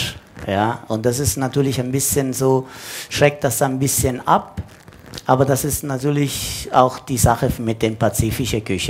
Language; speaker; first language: German; non-native, fluent; Italian